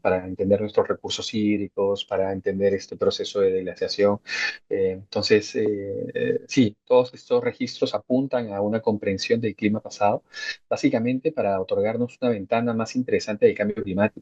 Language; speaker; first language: Spanish; native; Spanish